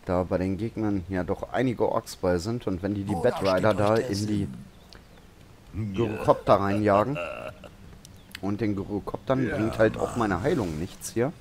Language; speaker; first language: German; native; German